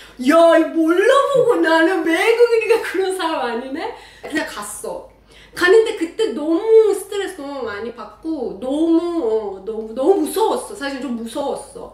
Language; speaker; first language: Korean; non-native, learner; Persian